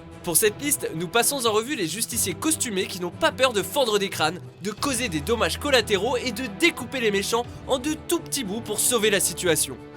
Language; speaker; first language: French; native; French